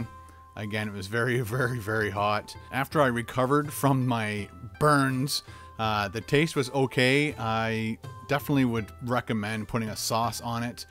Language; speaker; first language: English; native; English